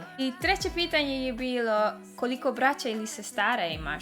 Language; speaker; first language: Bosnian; early bilingual, heritage; Dutch